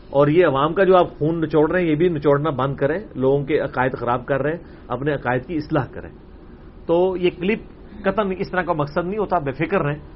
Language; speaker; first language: Urdu; native; Urdu